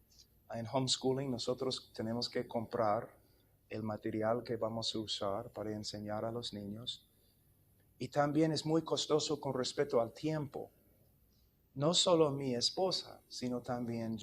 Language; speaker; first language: Spanish; non-native, fluent; English